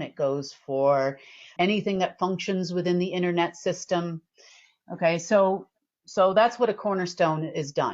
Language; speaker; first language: English; native; English